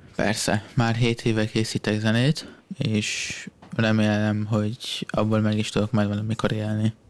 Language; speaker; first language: Hungarian; native; Hungarian